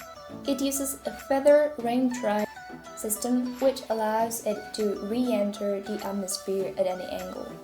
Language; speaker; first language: English; non-native, fluent; Spanish